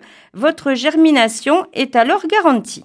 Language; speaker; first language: French; native; French